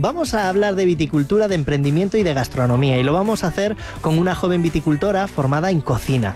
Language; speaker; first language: Spanish; native; Spanish